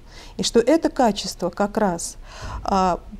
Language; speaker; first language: Russian; native; Russian